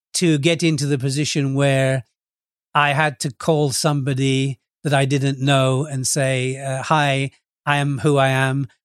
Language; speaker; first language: English; native; English